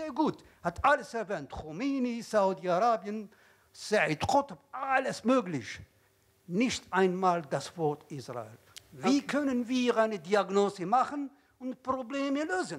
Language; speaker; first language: German; non-native, learner; Arabic